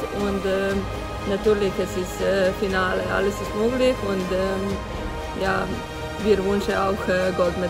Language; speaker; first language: German; non-native, learner; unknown